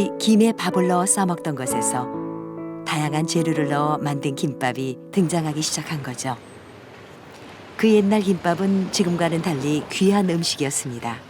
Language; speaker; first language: Korean; native; Korean